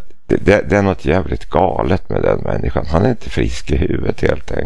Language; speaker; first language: Swedish; native; Swedish